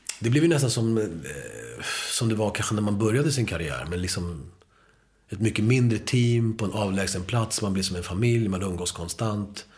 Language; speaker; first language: Swedish; early bilingual, other home language; Spanish